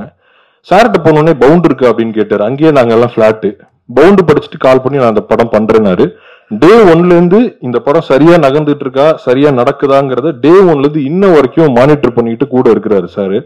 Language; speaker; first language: Tamil; native; Tamil